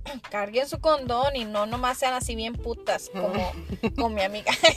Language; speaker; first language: Spanish; early bilingual, heritage; Spanish